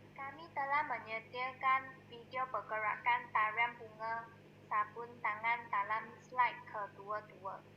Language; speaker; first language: Malay; non-native, local second language; Chinese